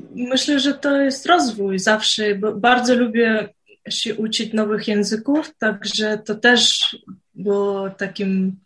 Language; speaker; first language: Polish; non-native, fluent; Uzbek